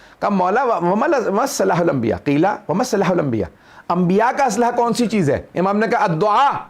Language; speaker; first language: Urdu; native; Urdu